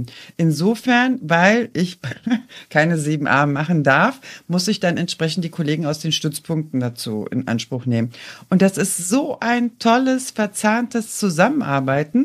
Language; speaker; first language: German; native; German